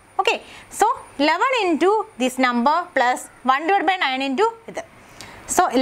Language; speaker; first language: Malayalam; native; Malayalam